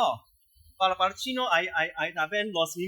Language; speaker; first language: Spanish; non-native, learner; Cantonese